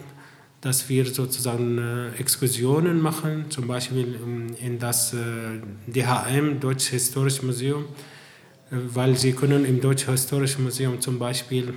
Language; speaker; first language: German; non-native, fluent; Arabic